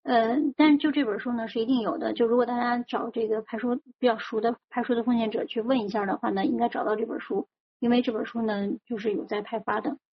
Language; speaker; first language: Chinese; native; Chinese